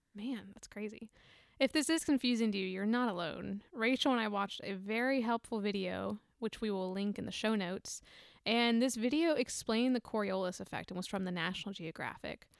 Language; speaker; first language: English; native; English